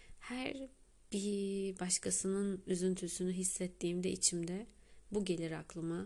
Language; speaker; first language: Turkish; native; Turkish